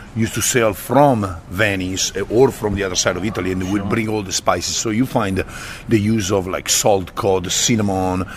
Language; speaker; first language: English; non-native, fluent; Italian